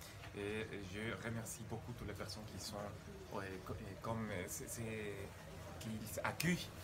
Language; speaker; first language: French; non-native, fluent; Spanish